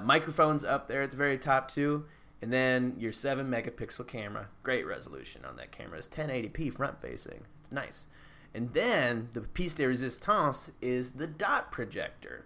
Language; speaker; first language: English; native; English